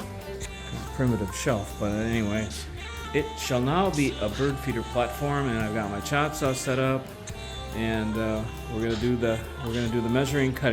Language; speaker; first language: English; native; English